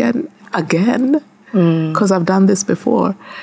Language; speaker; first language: English; non-native, local second language; Gusii